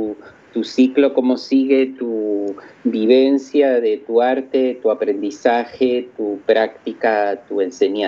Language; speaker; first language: Spanish; native; Spanish